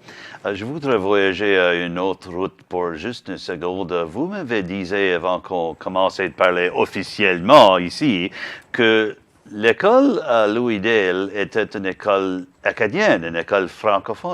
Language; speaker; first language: French; non-native, learner; English